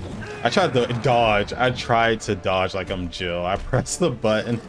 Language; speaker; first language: English; native; English